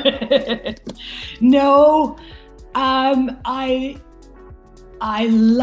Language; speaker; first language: English; non-native, fluent; Norwegian